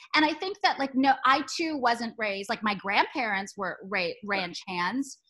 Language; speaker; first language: English; native; English